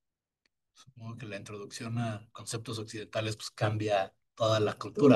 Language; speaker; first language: Spanish; native; Spanish